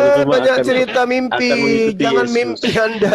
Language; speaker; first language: Indonesian; native; Indonesian